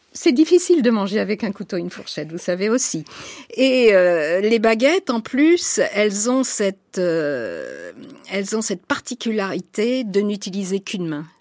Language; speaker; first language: French; native; French